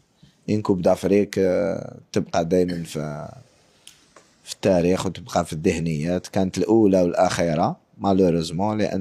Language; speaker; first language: Arabic; native; Arabic